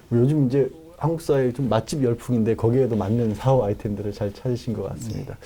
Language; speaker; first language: Korean; native; Korean